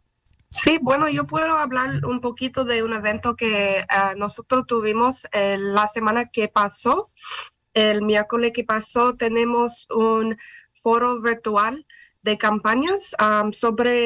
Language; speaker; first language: Spanish; non-native, fluent; English